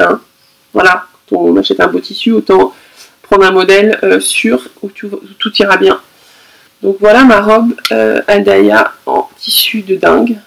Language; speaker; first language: French; native; French